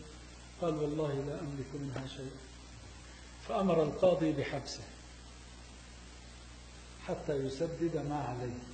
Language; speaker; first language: Arabic; native; Arabic